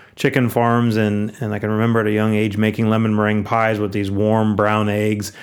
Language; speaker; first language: English; native; English